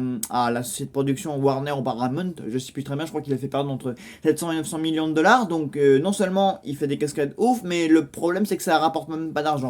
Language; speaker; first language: French; native; French